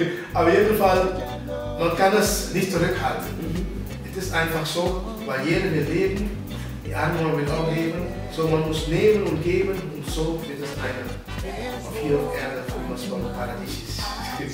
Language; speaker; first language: German; non-native, fluent; Papiamento